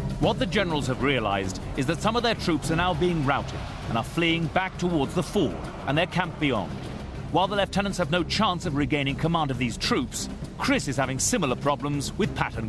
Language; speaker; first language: English; native; English